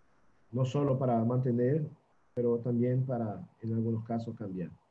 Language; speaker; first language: Spanish; non-native, fluent; Portuguese